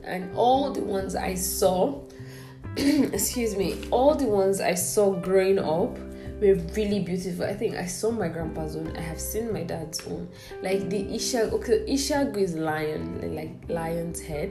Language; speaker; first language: English; non-native, local second language; Igbo